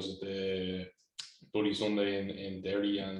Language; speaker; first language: English; native; English